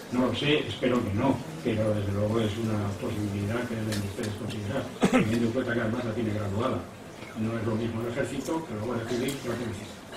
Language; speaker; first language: Spanish; native; Spanish